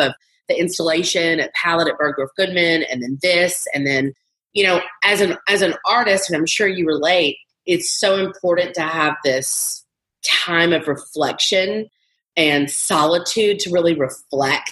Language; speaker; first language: English; native; English